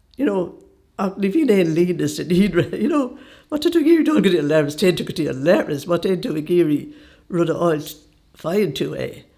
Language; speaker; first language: Irish; non-native, local second language; English